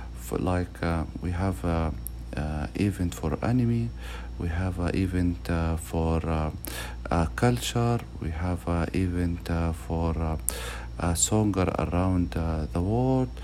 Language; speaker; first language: English; non-native, learner; Arabic